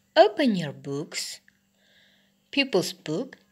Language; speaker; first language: English; non-native, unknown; Kazakh